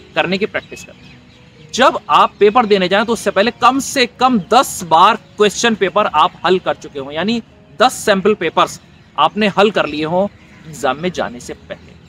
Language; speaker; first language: Hindi; native; Hindi